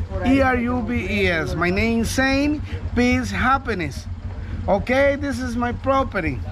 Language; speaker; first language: English; non-native, learner; Spanish